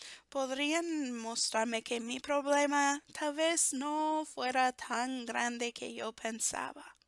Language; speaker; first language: Spanish; non-native, fluent; English